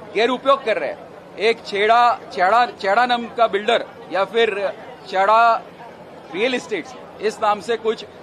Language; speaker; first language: Hindi; non-native, local second language; Marathi